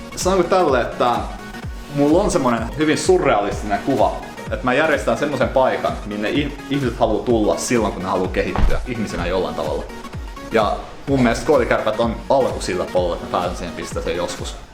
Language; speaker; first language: Finnish; non-native, local second language; Swedish